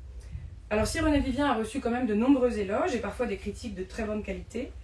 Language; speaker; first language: French; native; French